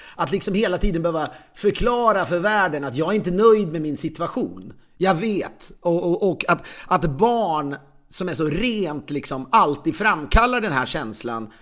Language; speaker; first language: Swedish; native; Swedish